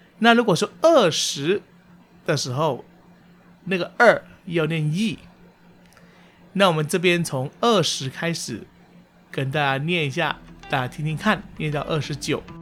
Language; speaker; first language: Chinese; early bilingual, heritage; Chinese